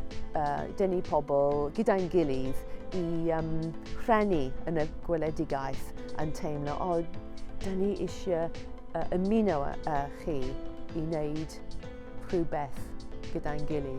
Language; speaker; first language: Welsh; non-native, fluent; English